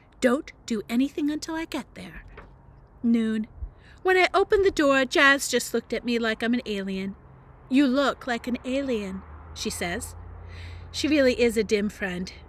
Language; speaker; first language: English; native; English